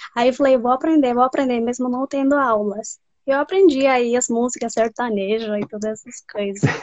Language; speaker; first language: Portuguese; non-native, fluent; Spanish